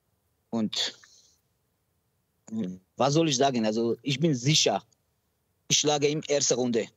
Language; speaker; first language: German; non-native, learner; Georgian